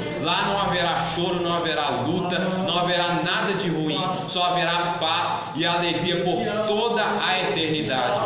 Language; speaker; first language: Portuguese; native; Portuguese